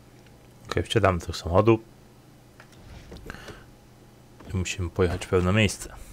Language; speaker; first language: Polish; native; Polish